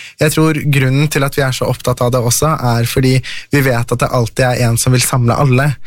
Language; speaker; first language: Norwegian; early bilingual, other home language; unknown